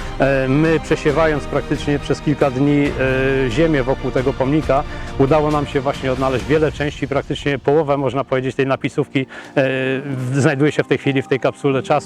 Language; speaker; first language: Polish; native; Polish